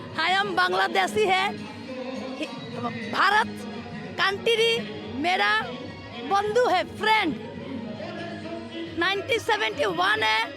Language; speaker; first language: Hindi; non-native, local second language; Bangla